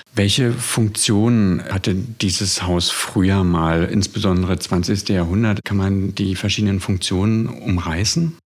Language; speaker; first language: German; native; German